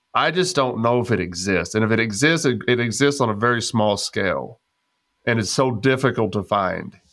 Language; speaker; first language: English; native; English